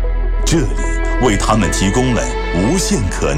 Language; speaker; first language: Chinese; native; Chinese